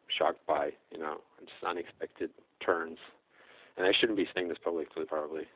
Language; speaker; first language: English; non-native, fluent; Czech